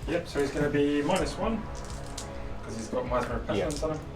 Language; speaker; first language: English; native; English